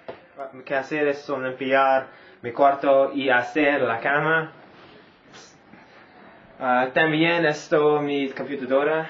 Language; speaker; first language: Spanish; non-native, learner; English